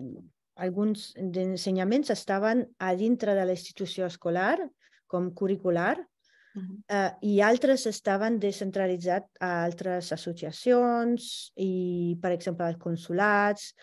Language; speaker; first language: Catalan; non-native, fluent; Italian